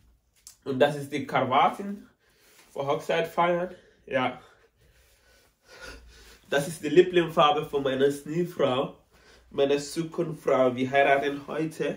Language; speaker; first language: German; non-native, learner; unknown